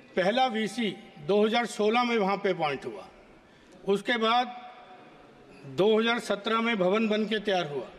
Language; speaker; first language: Hindi; native; Hindi